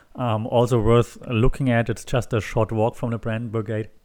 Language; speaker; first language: English; non-native, fluent; German